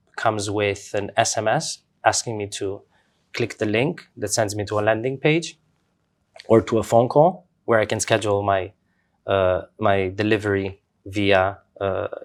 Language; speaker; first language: English; non-native, fluent; Romanian